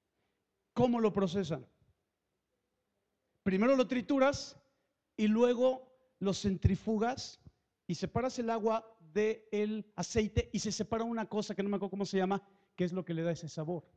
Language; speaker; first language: Spanish; native; Spanish